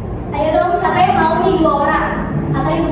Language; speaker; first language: Indonesian; native; Indonesian